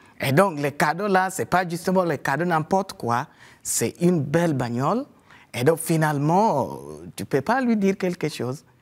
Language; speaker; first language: French; non-native, fluent; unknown